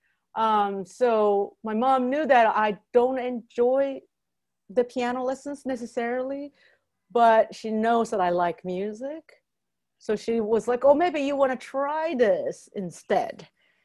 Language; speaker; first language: English; non-native, fluent; Japanese